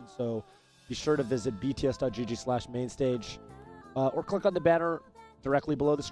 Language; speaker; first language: English; native; English